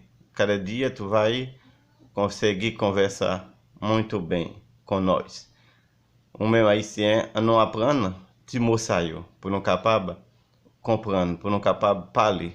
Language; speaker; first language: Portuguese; non-native, learner; Haitian Creole